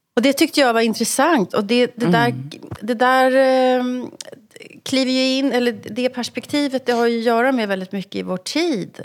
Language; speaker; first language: Swedish; native; Swedish